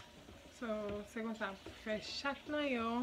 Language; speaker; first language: French; non-native, local second language; Haitian Creole